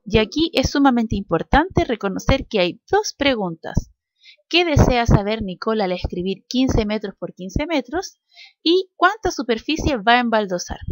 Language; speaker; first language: Spanish; native; Spanish